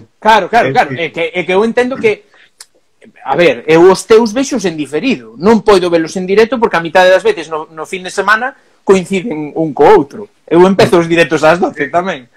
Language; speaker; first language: Galician; non-native, local second language; Spanish